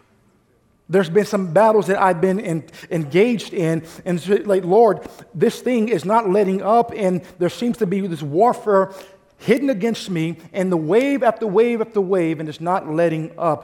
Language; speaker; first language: English; native; English